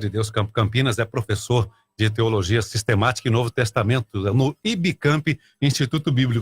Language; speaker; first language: Portuguese; native; Portuguese